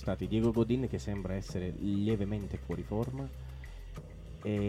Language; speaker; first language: Italian; native; Italian